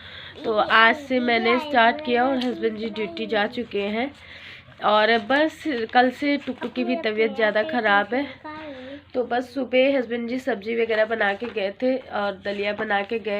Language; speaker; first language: Hindi; native; Hindi